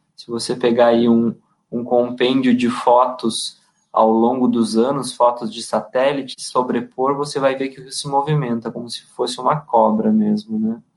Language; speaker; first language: Portuguese; native; Portuguese